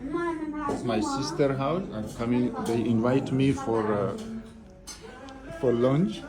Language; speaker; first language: English; non-native, learner; Persian